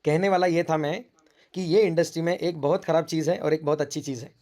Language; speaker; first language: Hindi; non-native, local second language; Marathi